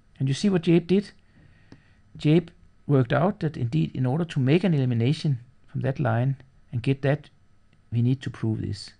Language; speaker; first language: English; non-native, fluent; Danish